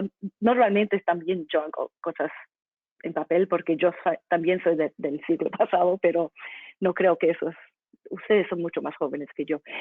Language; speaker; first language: Spanish; non-native, fluent; English